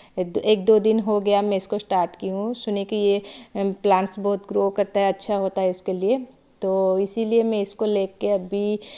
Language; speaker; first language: Hindi; non-native, local second language; Odia